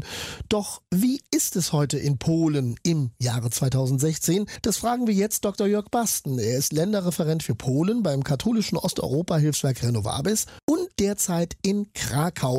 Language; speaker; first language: German; native; German